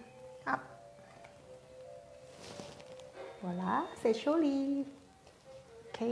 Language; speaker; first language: French; non-native, learner; Thai